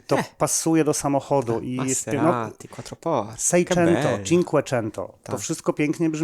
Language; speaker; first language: Polish; native; Polish